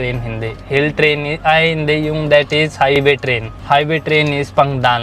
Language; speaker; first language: Filipino; non-native, learner; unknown